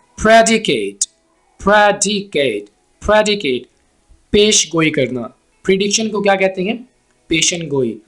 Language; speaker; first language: Urdu; native; Urdu